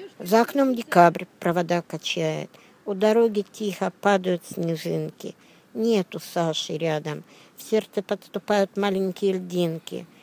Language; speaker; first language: Russian; native; Russian